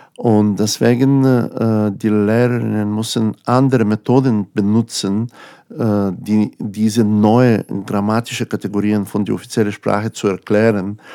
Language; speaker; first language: German; non-native, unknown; Bulgarian